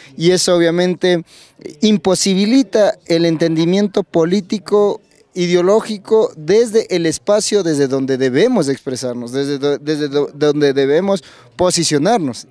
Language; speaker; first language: Spanish; native; Spanish